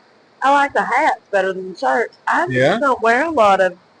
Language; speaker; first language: English; native; English